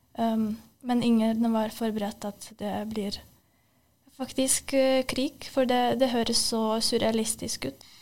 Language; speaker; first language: Norwegian; non-native, fluent; Ukrainian